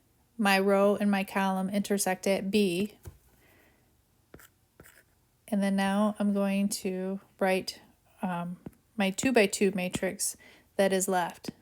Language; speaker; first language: English; native; English